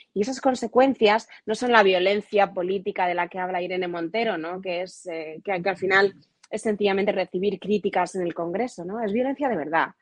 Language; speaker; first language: Spanish; native; Spanish